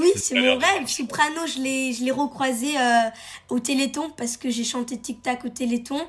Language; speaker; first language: French; early bilingual, heritage; French